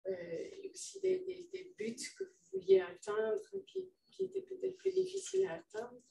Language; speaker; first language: French; non-native, fluent; Dutch